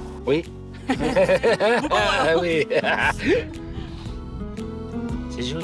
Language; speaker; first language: French; non-native, learner; Arabic